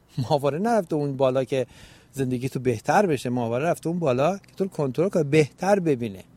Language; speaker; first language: Persian; native; Persian